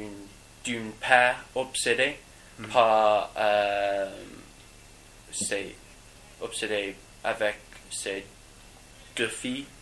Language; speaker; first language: French; non-native, learner; English